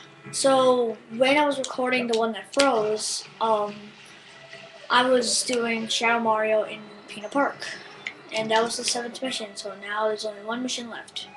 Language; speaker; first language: English; native; English